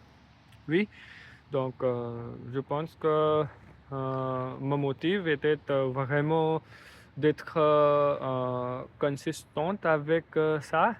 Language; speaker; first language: French; non-native, learner; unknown